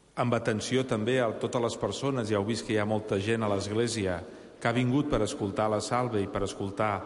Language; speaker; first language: Catalan; native; Catalan